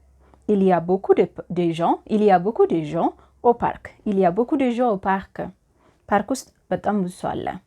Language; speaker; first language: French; non-native, fluent; Amharic